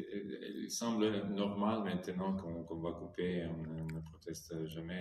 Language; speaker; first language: French; non-native, fluent; Italian